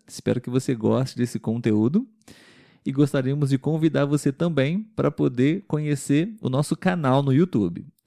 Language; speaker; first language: Portuguese; native; Portuguese